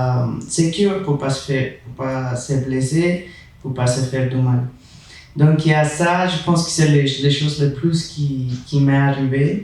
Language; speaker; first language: French; non-native, fluent; Spanish